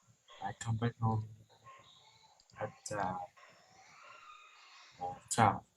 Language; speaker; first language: English; non-native, learner; Vietnamese